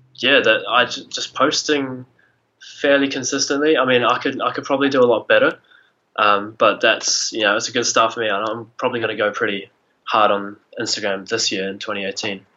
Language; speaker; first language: English; native; English